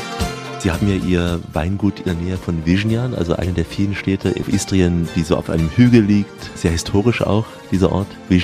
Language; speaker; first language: German; native; German